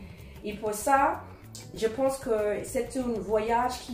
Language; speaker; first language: French; non-native, learner; English